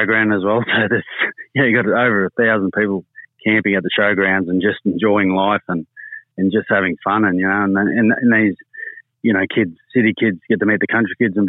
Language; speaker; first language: English; native; English